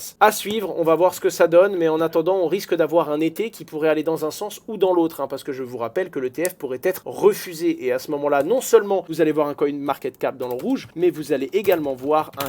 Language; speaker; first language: French; native; French